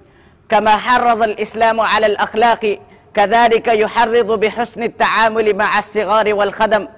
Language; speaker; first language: Arabic; non-native, learner; Urdu